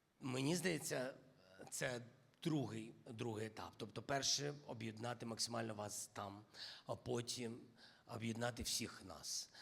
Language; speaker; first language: Ukrainian; non-native, local second language; Russian